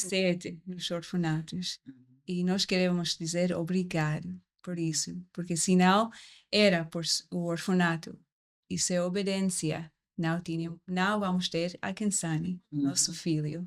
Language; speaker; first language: Portuguese; non-native, learner; English